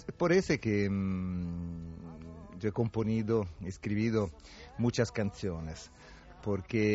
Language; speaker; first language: Spanish; non-native, fluent; Italian